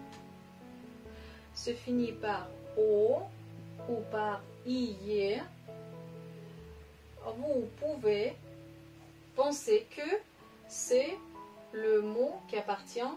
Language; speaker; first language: French; non-native, fluent; Russian